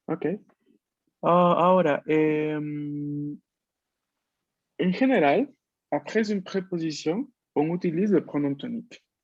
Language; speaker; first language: French; non-native, fluent; Spanish